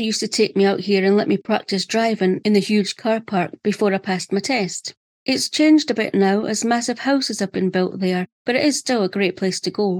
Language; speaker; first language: English; native; English